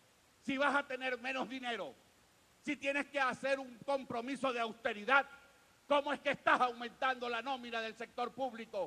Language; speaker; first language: Spanish; native; Spanish